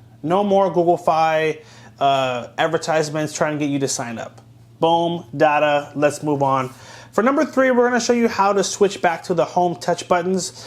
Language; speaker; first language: English; native; English